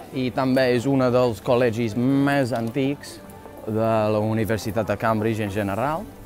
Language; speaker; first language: Catalan; non-native, learner; English